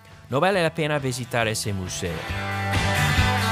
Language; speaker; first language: Spanish; non-native, fluent; English